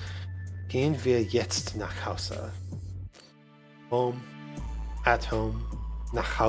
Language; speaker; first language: German; non-native, learner; English